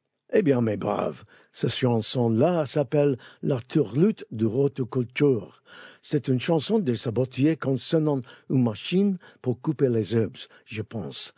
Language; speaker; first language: French; non-native, learner; English